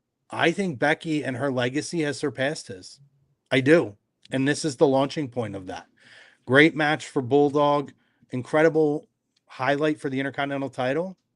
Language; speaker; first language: English; native; English